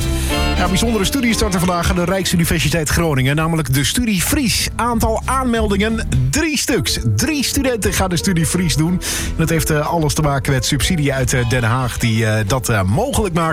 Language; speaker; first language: Dutch; native; Dutch